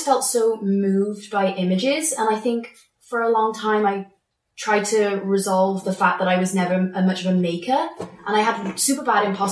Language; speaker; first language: English; native; English